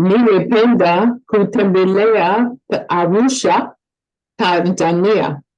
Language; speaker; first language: Swahili; non-native, learner; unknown